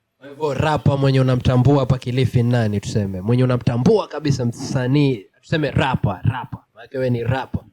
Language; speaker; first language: Swahili; native; Swahili